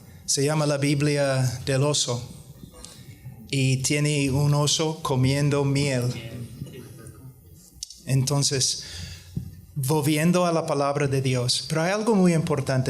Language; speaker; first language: Spanish; non-native, fluent; English